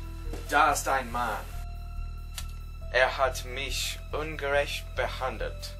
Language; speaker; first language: German; non-native, learner; English